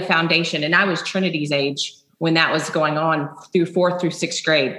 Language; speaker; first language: English; native; English